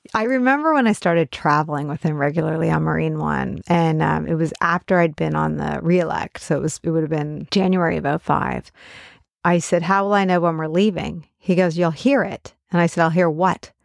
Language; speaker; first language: English; native; English